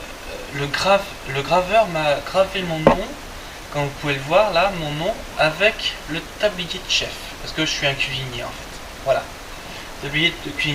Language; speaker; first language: French; native; French